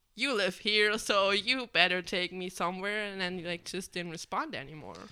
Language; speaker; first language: English; non-native, fluent; German